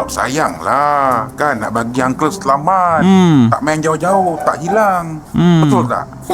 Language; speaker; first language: Malay; native; Malay